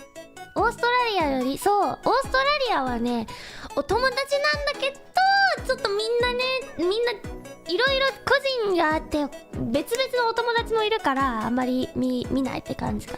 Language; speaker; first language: Japanese; non-native, learner; English